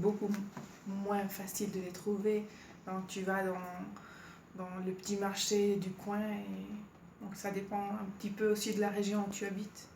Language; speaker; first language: French; non-native, fluent; Spanish